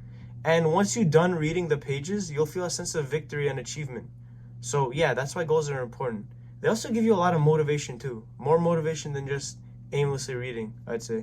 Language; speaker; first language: English; native; English